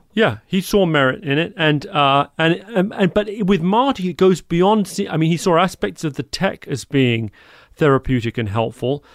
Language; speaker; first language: English; native; English